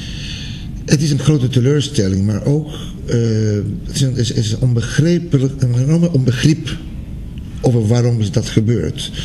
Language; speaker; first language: Dutch; non-native, fluent; Spanish